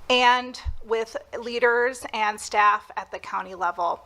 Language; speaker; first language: English; native; English